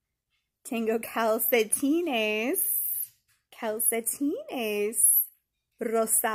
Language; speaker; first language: Spanish; non-native, fluent; English